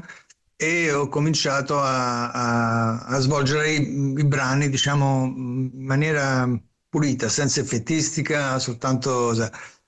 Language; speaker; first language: Italian; native; Italian